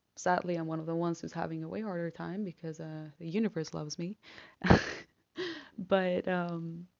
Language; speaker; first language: English; non-native, fluent; Spanish